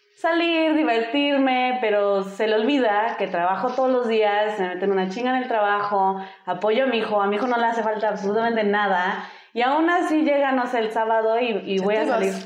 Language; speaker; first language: Spanish; early bilingual, heritage; Spanish